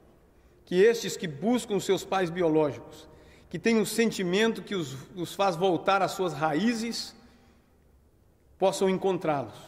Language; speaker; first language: Portuguese; native; Portuguese